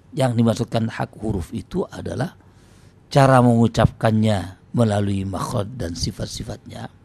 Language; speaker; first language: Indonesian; non-native, local second language; Javanese